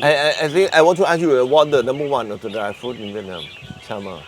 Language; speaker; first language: English; non-native, learner; Thai